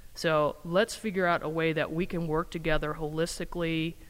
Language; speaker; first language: English; native; English